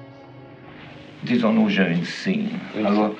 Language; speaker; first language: French; non-native, fluent; German